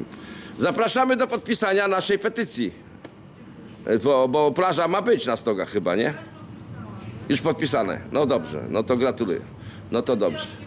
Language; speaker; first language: Polish; native; Polish